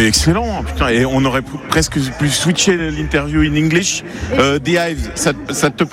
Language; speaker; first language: French; native; French